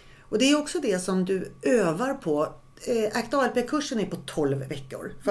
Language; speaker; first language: Swedish; native; Swedish